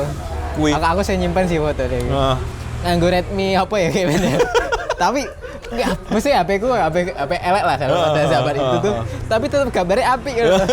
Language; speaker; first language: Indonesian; non-native, local second language; Javanese